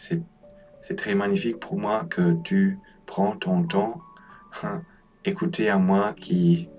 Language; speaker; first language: French; non-native, learner; Polish